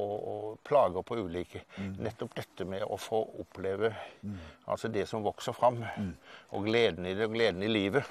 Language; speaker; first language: Norwegian; native; Norwegian